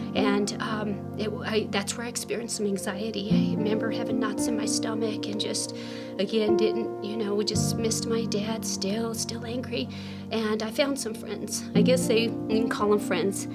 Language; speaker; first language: English; native; English